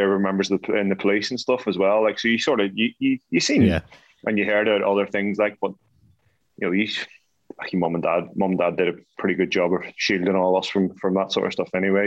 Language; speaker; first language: English; native; English